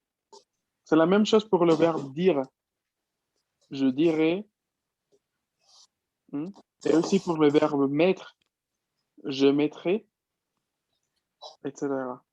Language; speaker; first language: French; non-native, fluent; Spanish